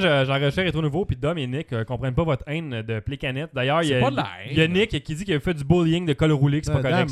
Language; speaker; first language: French; native; French